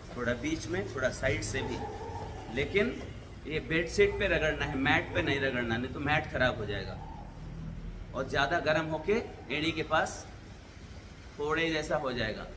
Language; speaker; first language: Hindi; native; Hindi